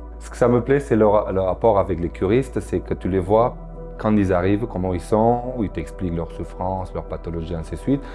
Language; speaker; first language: French; non-native, fluent; Romanian